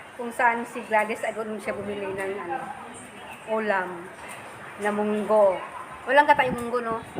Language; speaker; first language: Filipino; non-native, local second language; Waray